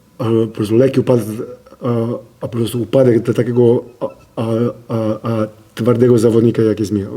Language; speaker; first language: Polish; non-native, fluent; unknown